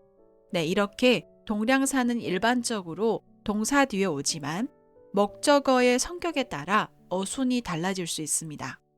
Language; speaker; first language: Korean; non-native, fluent; Chinese